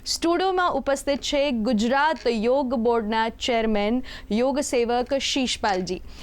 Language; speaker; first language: Gujarati; native; Gujarati